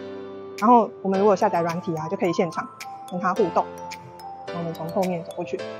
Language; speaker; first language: Chinese; native; Chinese